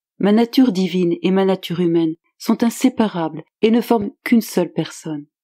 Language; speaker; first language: French; native; French